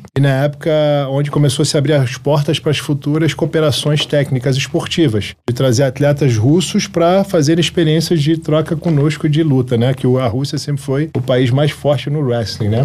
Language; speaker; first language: Portuguese; early bilingual, other home language; Arabic